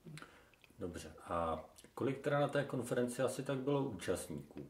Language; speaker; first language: Czech; native; Czech